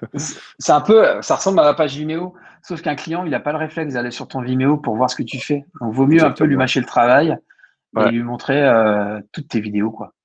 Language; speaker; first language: French; native; French